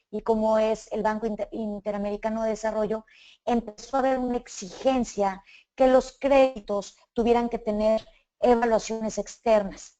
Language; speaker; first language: Spanish; native; Spanish